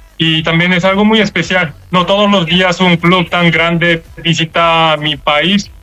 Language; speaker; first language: Spanish; non-native, learner; Korean